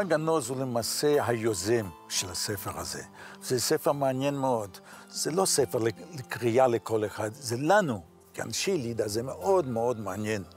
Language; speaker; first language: Hebrew; non-native, fluent; Yiddish